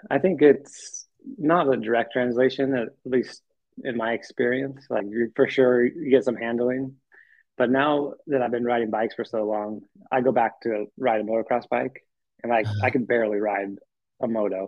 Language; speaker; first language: English; native; English